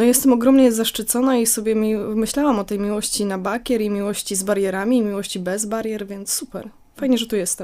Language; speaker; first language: Polish; native; Polish